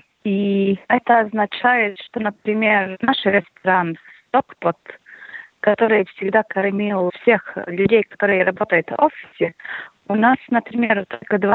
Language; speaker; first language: Russian; non-native, local second language; Latvian